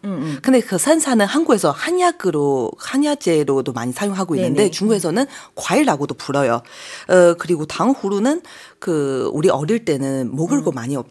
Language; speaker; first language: Korean; non-native, fluent; Chinese